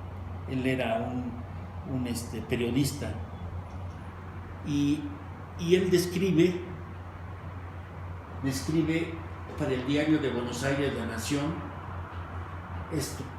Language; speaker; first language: Spanish; native; Spanish